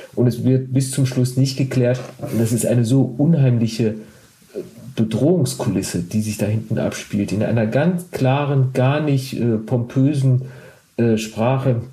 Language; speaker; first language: German; native; German